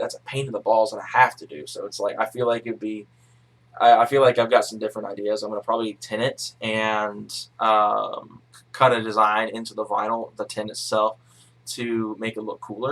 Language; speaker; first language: English; native; English